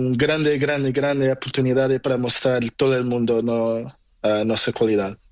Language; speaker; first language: Spanish; non-native, learner; Portuguese